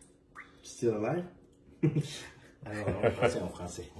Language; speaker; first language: French; non-native, learner; Spanish